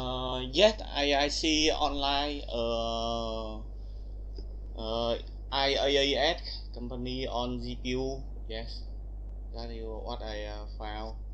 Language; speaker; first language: English; non-native, learner; Vietnamese